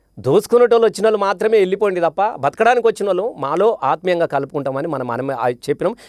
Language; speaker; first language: Telugu; native; Telugu